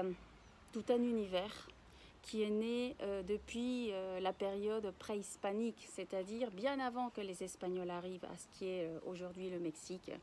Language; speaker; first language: French; non-native, fluent; Spanish